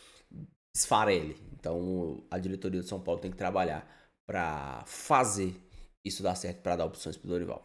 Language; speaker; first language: Portuguese; native; Portuguese